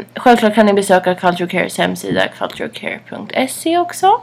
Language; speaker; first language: Swedish; native; Swedish